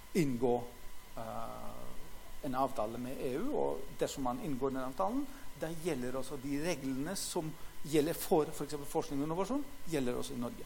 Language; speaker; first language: Norwegian; non-native, fluent; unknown